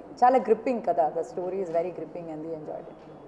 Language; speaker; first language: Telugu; non-native, fluent; Malayalam